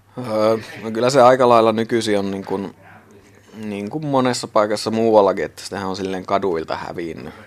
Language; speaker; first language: Finnish; native; Finnish